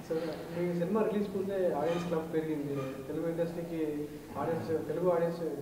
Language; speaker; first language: Telugu; native; Telugu